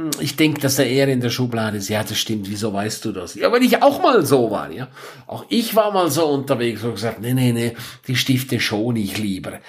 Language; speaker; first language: German; non-native, local second language; Romansh